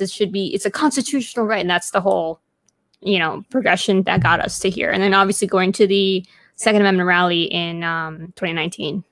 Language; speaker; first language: English; early bilingual, other home language; Spanish